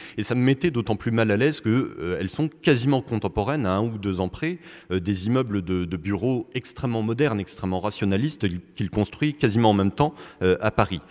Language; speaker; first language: French; native; French